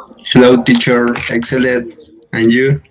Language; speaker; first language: English; non-native, learner; Spanish